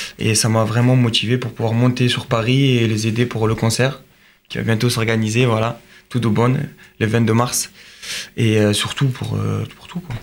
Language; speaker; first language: French; native; French